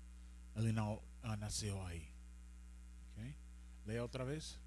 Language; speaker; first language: Portuguese; non-native, learner; Spanish